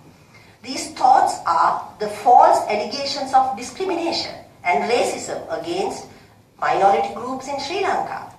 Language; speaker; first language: English; non-native, local second language; Sinhala